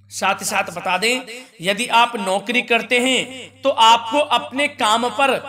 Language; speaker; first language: Hindi; native; Hindi